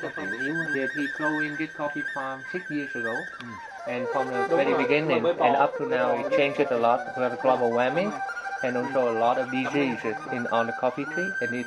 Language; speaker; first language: English; non-native, fluent; Vietnamese